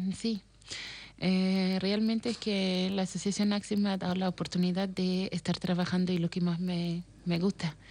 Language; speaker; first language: Spanish; non-native, fluent; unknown